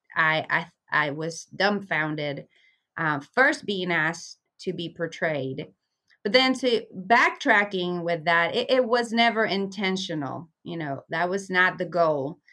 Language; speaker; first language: English; early bilingual, other home language; Spanish